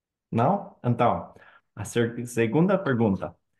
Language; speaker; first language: Portuguese; non-native, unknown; English